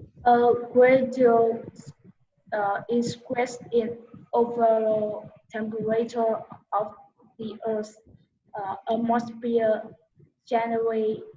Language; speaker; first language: English; non-native, learner; Vietnamese